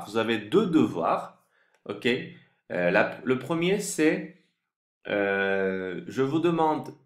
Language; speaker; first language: French; non-native, fluent; Turkish